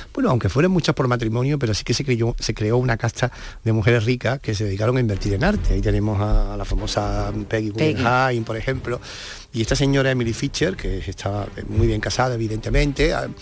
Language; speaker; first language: Spanish; native; Spanish